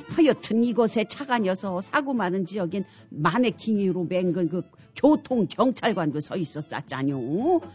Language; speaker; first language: Korean; native; Korean